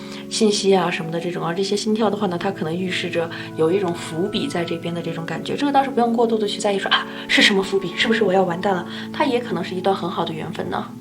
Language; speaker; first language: Chinese; native; Chinese